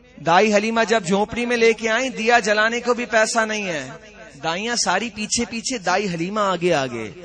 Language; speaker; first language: Urdu; non-native, local second language; Punjabi